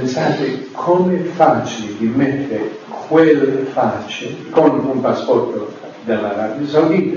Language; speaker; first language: Italian; non-native, fluent; English